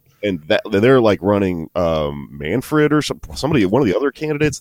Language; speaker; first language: English; native; English